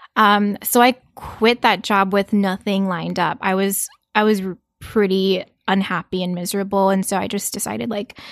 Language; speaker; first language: English; early bilingual, other home language; Korean